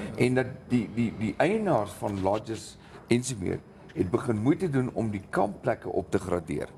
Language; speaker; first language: Afrikaans; native; Afrikaans